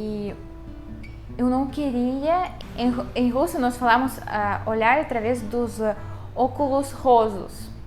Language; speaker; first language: Portuguese; non-native, fluent; Russian